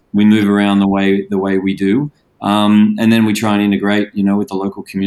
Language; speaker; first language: English; native; English